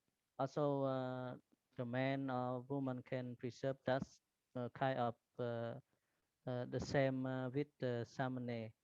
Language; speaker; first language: English; non-native, learner; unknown